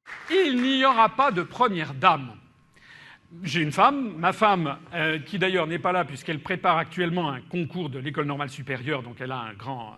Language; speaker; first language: French; native; French